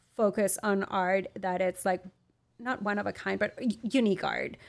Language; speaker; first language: English; non-native, fluent; Spanish